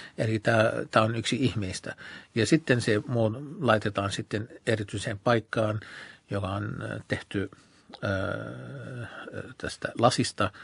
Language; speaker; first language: Finnish; non-native, fluent; Arabic